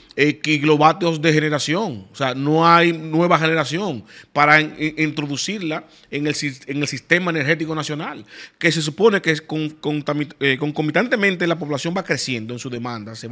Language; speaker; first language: Spanish; native; Spanish